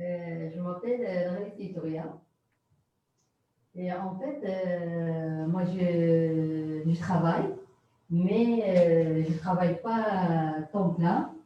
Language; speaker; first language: French; non-native, learner; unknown